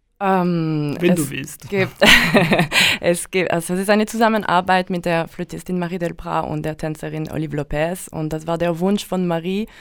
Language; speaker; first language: German; non-native, local second language; French